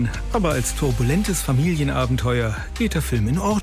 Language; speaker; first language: German; native; German